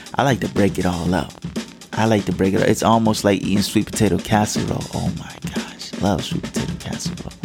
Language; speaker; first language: English; native; English